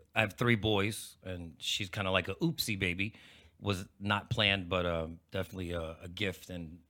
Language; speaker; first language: English; native; English